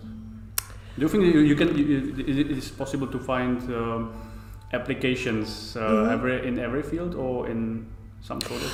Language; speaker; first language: English; non-native, fluent; Czech